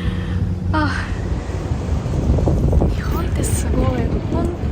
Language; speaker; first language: Japanese; non-native, fluent; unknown